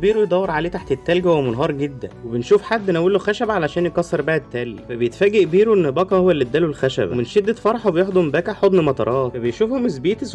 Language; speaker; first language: Arabic; native; Arabic